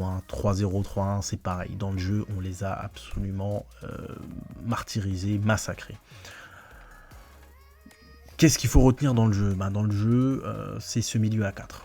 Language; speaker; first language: French; native; French